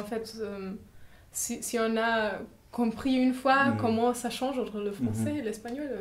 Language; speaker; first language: French; non-native, fluent; German